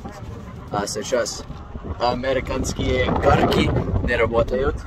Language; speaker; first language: Russian; non-native, learner; English